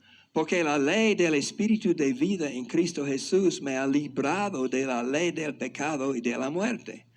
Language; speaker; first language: Spanish; non-native, fluent; English